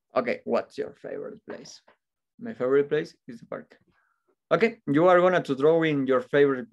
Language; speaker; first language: English; non-native, fluent; Spanish